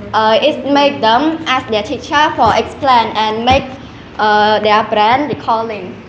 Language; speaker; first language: English; non-native, learner; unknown